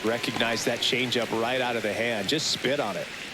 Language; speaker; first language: English; native; English